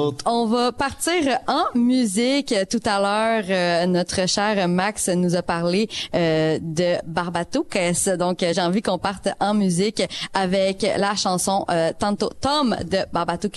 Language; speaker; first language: French; native; French